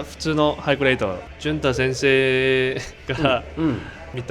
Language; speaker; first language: Japanese; non-native, fluent; Cantonese